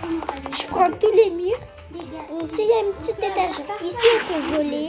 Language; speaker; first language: French; native; French